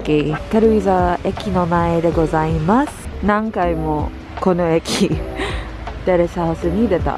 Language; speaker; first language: Japanese; non-native, learner; Filipino